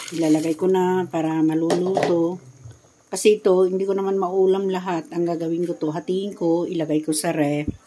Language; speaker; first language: Filipino; non-native, local second language; Iloko